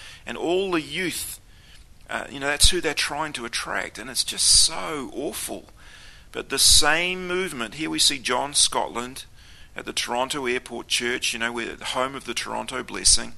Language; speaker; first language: English; native; English